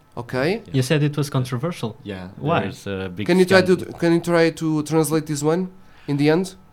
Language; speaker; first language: English; non-native, fluent; Korean